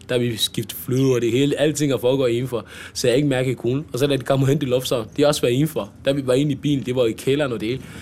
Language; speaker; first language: Danish; early bilingual, other home language; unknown